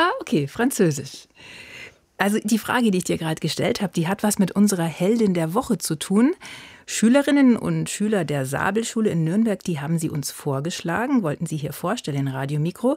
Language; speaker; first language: German; native; German